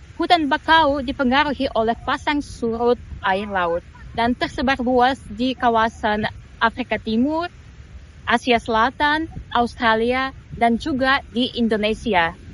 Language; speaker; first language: Indonesian; non-native, fluent; Russian